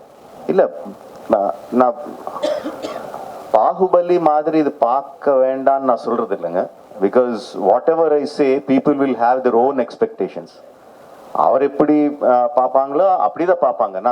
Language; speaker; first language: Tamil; non-native, local second language; Telugu